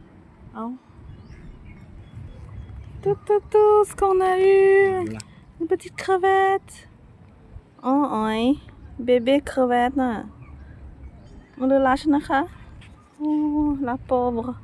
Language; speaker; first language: French; non-native, fluent; Thai